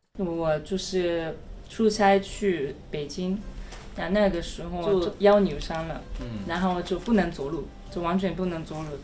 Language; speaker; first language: Chinese; non-native, fluent; Japanese